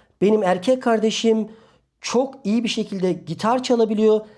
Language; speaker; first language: Turkish; native; Turkish